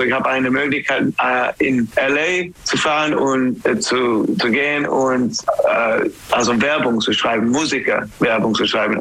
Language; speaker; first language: German; non-native, learner; English